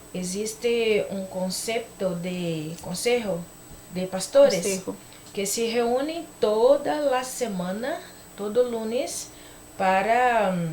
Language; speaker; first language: Spanish; non-native, learner; Portuguese